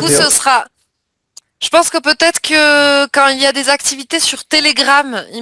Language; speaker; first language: French; native; French